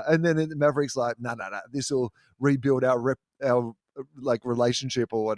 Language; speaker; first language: English; native; English